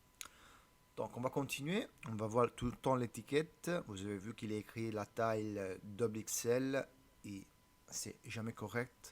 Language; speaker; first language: French; non-native, learner; Italian